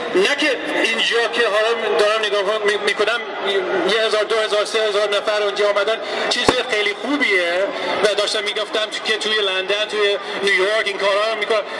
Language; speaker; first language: Persian; early bilingual, heritage; Persian